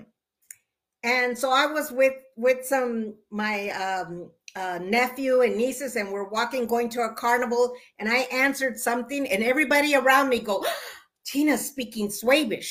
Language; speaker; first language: English; early bilingual, other home language; Spanish